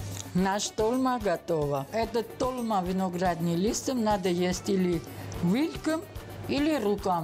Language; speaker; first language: Russian; non-native, learner; Armenian